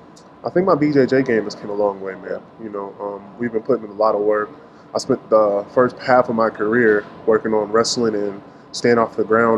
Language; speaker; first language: English; native; English